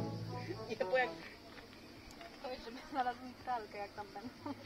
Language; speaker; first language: Polish; native; Polish